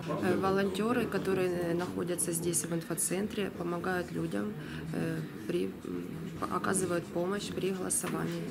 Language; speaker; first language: Russian; native; Russian